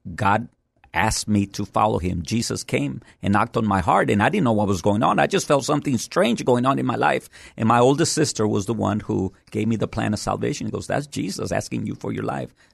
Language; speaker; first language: English; early bilingual, other home language; Spanish